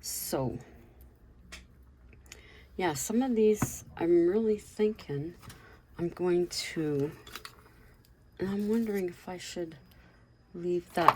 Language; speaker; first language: English; native; English